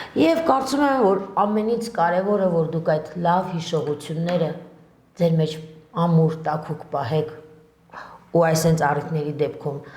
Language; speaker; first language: Armenian; native; Armenian